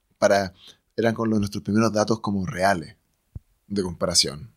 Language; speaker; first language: Spanish; native; Spanish